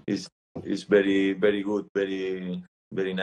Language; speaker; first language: English; non-native, learner; Spanish